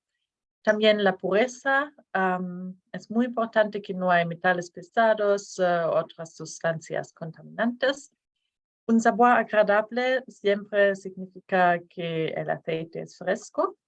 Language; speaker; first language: Spanish; non-native, fluent; Norwegian